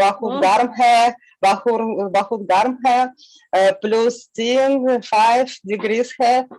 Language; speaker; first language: Hindi; non-native, learner; Russian